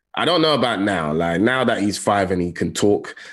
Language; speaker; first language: English; native; English